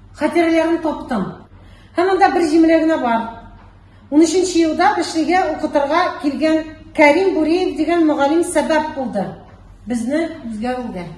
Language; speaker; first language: Tatar; non-native, local second language; Russian